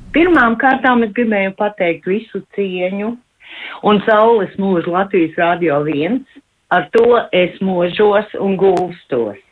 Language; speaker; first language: Latvian; native; Latvian